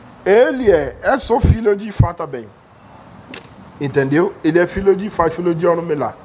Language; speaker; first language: Portuguese; non-native, learner; Yoruba